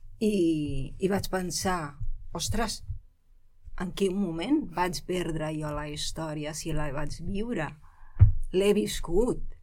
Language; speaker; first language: Catalan; non-native, fluent; Arabic